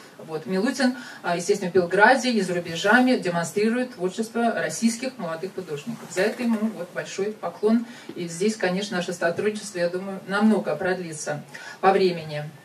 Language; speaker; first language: Russian; native; Russian